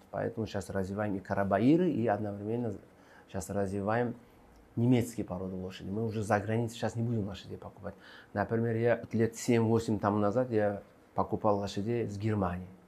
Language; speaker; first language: Russian; non-native, local second language; Uzbek